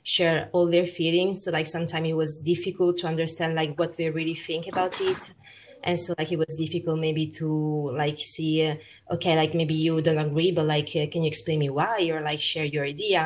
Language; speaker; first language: English; non-native, fluent; Italian